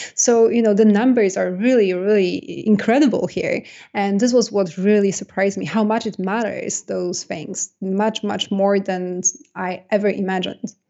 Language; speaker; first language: English; non-native, fluent; Polish